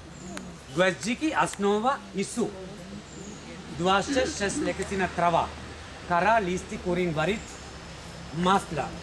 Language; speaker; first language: Russian; non-native, learner; Sinhala